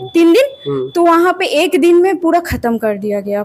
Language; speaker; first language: Hindi; non-native, local second language; Bangla